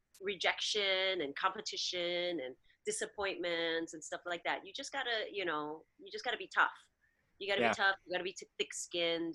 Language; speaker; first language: English; early bilingual, other home language; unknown